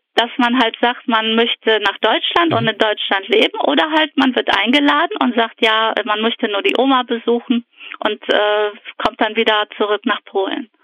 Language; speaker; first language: German; early bilingual, other home language; Polish